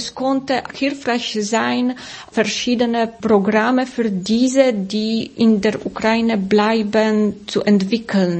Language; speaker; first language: German; non-native, fluent; Polish